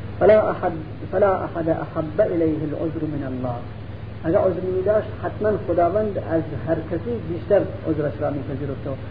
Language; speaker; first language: Persian; non-native, local second language; Central Kurdish